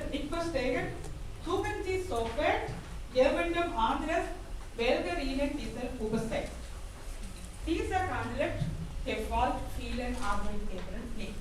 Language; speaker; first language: German; non-native, fluent; Tamil